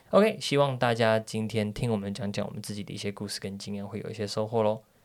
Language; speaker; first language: Chinese; native; Chinese